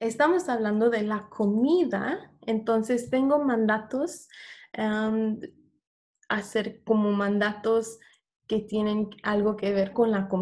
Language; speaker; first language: Spanish; non-native, fluent; English